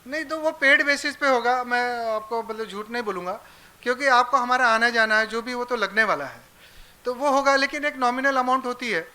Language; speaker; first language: Hindi; non-native, local second language; Marathi